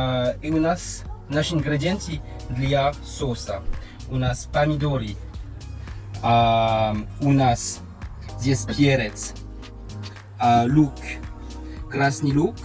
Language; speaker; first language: Russian; non-native, learner; French